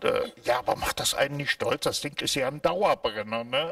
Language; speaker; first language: German; native; German